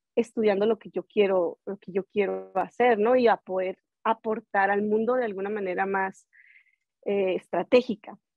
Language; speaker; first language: Spanish; native; Spanish